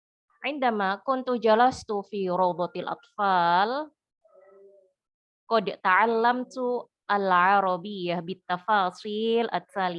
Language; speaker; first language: Arabic; non-native, fluent; Indonesian